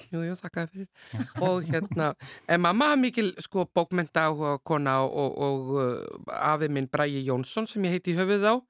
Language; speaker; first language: Icelandic; native; Icelandic